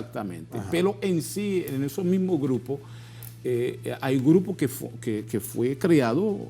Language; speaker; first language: Spanish; non-native, fluent; Haitian Creole